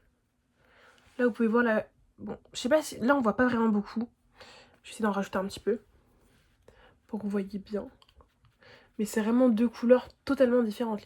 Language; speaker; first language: French; native; French